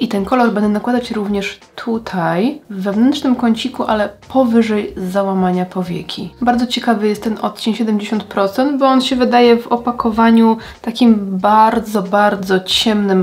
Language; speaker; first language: Polish; native; Polish